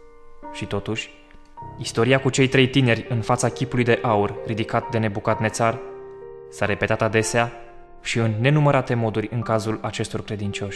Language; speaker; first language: Romanian; native; Romanian